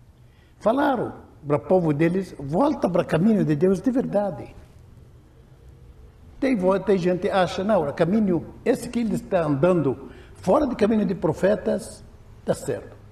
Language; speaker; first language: Portuguese; non-native, learner; Arabic